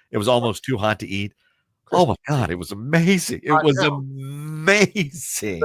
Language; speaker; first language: English; native; English